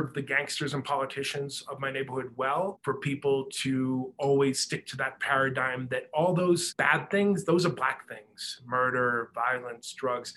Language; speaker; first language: English; native; English